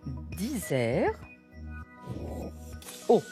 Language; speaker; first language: French; native; French